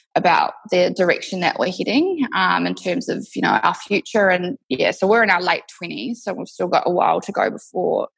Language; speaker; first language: English; native; English